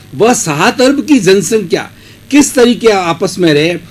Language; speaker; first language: Hindi; native; Hindi